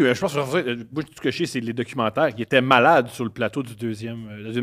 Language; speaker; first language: French; native; French